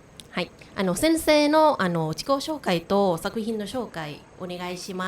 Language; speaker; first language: Japanese; non-native, learner; Thai